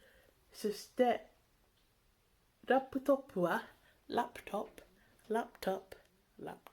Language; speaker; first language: Japanese; non-native, learner; English